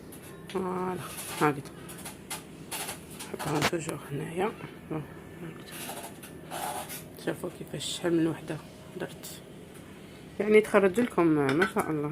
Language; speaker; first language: Arabic; native; Arabic